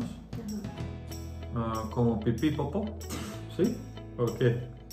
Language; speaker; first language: Spanish; non-native, learner; Croatian